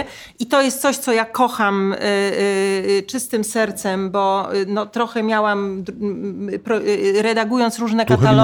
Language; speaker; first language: Polish; native; Polish